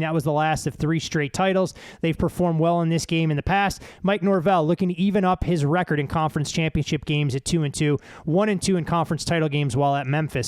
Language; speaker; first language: English; native; English